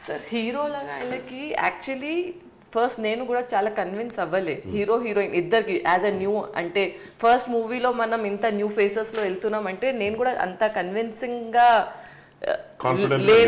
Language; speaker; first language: Telugu; non-native, local second language; Hindi